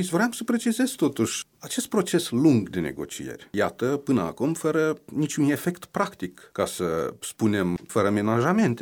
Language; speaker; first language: Romanian; native; Romanian